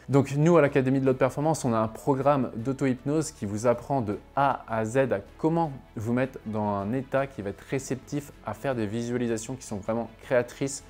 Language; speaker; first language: French; native; French